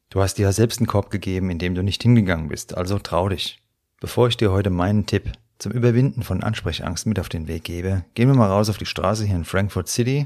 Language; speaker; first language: German; native; German